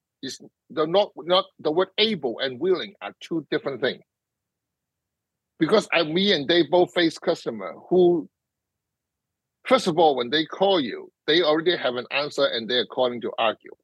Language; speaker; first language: English; non-native, local second language; Cantonese